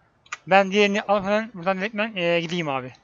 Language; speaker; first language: Turkish; native; Turkish